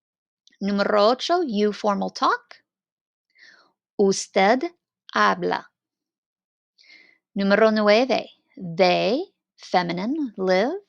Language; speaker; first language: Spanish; non-native, fluent; English